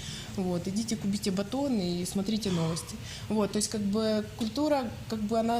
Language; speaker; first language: Russian; native; Russian